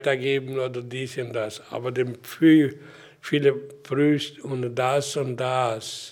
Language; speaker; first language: German; non-native, learner; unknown